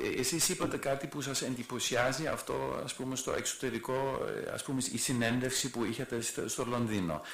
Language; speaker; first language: Greek; non-native, fluent; German